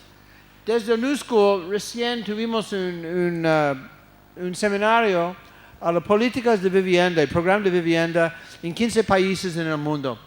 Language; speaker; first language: Spanish; non-native, fluent; English